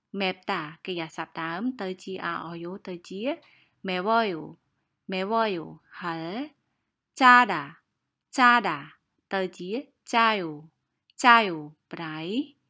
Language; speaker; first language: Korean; non-native, fluent; Khmer